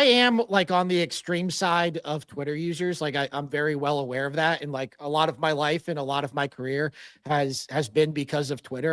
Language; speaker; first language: English; native; English